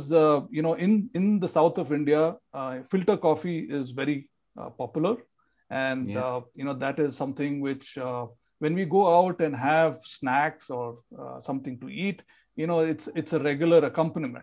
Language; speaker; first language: English; non-native, local second language; Kannada